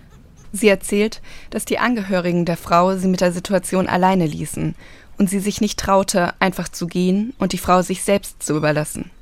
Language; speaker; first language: German; native; German